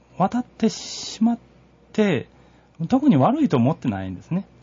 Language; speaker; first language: Japanese; non-native, learner; Chinese